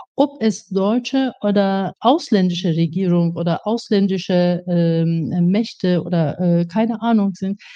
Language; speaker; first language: German; native; German